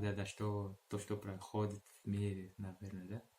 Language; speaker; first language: Russian; non-native, learner; Portuguese